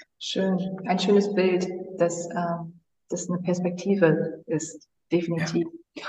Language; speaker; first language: German; early bilingual, other home language; Vietnamese